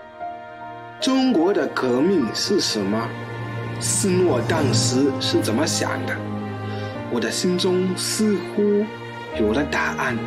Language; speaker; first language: Chinese; non-native, fluent; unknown